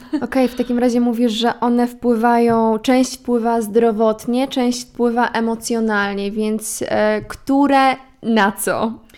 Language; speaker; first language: Polish; native; Polish